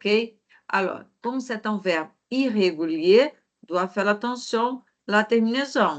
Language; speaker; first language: French; non-native, fluent; Portuguese